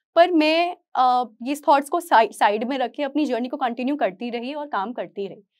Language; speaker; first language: Hindi; native; Hindi